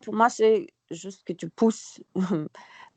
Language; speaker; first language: French; non-native, learner; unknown